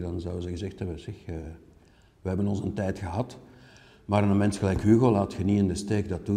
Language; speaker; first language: Dutch; native; Dutch